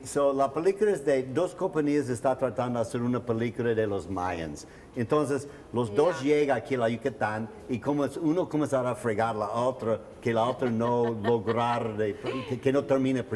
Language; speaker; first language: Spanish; non-native, learner; English